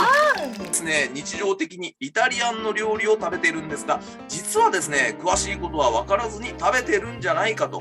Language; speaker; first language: Japanese; native; Japanese